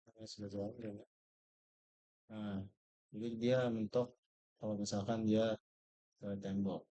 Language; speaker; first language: Indonesian; native; Indonesian